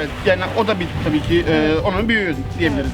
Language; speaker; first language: Turkish; native; Turkish